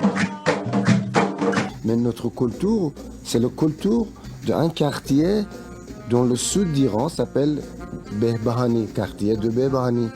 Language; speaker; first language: French; non-native, fluent; Persian